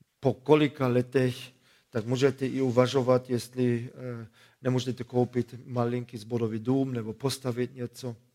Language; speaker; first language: Czech; non-native, fluent; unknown